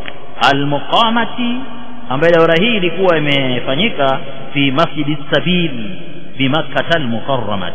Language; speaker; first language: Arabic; non-native, fluent; Swahili